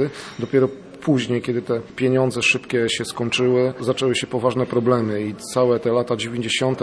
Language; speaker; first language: Polish; native; Polish